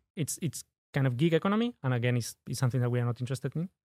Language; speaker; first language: English; non-native, fluent; Spanish